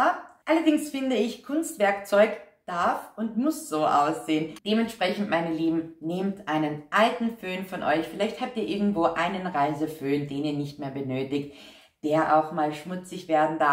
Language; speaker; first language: German; native; German